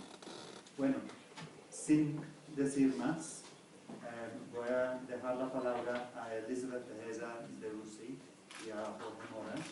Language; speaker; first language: Spanish; non-native, fluent; English